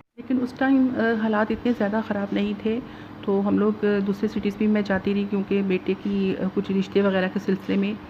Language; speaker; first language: Urdu; native; Urdu